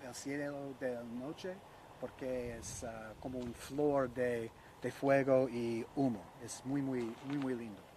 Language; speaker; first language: Spanish; non-native, learner; English